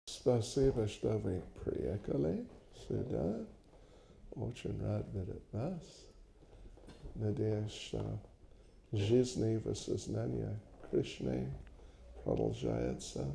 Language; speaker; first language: Russian; non-native, learner; English